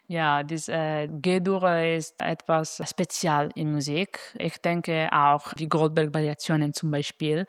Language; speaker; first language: German; non-native, learner; Italian